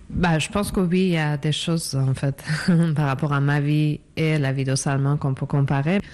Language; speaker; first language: French; non-native, fluent; Persian